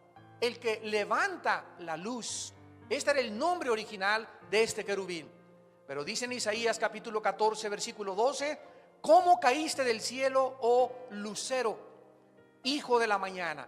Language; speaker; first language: Spanish; native; Spanish